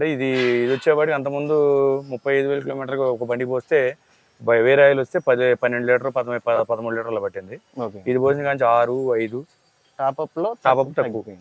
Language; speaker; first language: Telugu; native; Telugu